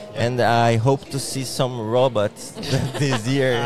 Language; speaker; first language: English; non-native, learner; Portuguese